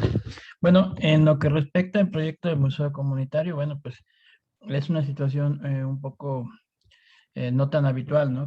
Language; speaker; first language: Spanish; native; Spanish